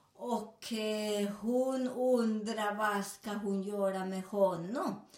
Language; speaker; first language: Swedish; non-native, learner; Spanish